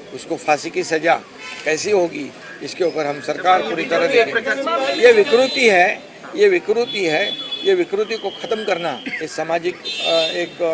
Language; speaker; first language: Hindi; non-native, local second language; Marathi